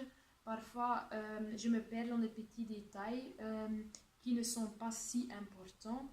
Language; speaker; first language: French; non-native, local second language; Dutch